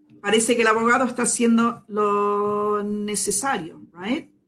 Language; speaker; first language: Spanish; non-native, fluent; English